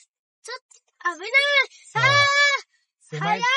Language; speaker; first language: Japanese; non-native, learner; Bangla